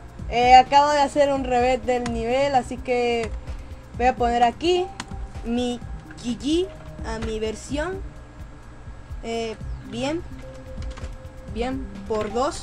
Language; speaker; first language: Spanish; native; Spanish